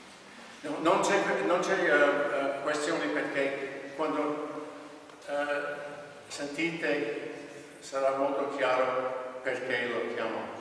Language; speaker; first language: Italian; non-native, fluent; English